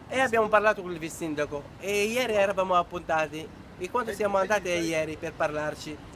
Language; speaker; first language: Italian; non-native, learner; Arabic